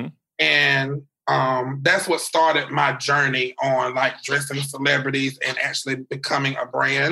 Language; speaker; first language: English; native; English